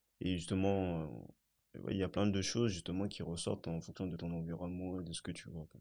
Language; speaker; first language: French; early bilingual, other home language; Haitian Creole